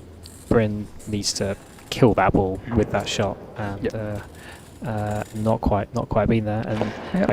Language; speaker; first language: English; native; English